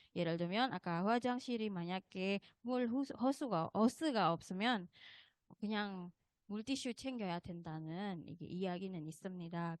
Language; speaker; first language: Korean; non-native, fluent; Indonesian